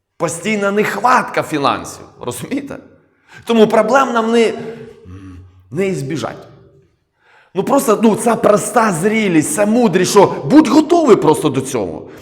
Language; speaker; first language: Ukrainian; non-native, local second language; Russian